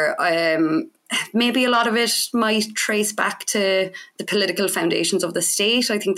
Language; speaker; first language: English; native; English